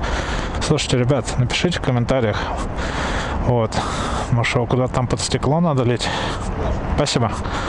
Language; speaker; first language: Russian; native; Russian